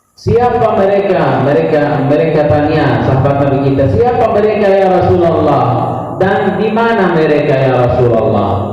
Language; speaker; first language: Indonesian; non-native, learner; Arabic